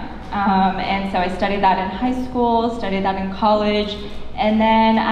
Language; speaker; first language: English; native; English